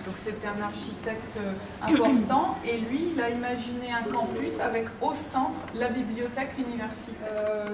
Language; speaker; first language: French; native; French